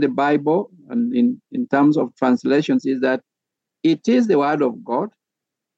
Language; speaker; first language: English; non-native, local second language; Kalenjin